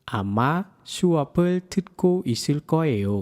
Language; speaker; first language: Korean; non-native, fluent; Khmer